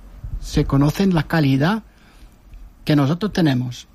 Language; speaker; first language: Spanish; early bilingual, heritage; Dutch